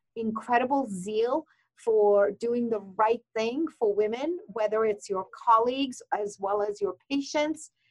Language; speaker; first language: English; non-native, fluent; Persian